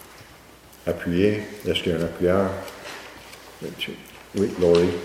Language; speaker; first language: French; native; French